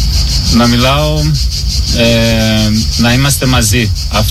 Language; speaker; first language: Greek; non-native, learner; Portuguese